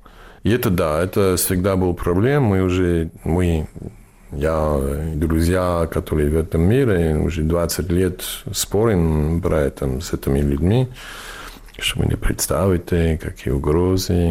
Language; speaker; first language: Russian; non-native, fluent; English